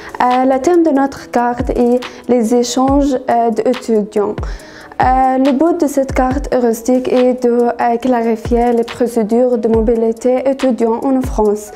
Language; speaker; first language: French; non-native, learner; Arabic